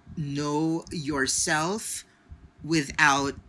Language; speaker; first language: English; non-native, local second language; Filipino